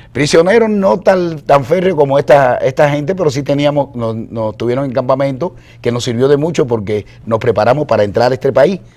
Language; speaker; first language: Spanish; native; Spanish